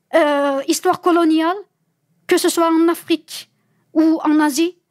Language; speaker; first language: French; non-native, fluent; Chinese